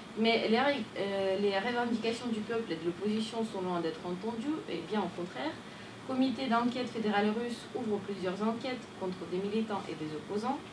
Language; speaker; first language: French; non-native, fluent; Russian